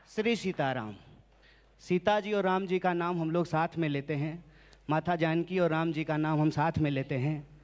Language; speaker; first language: Hindi; native; Hindi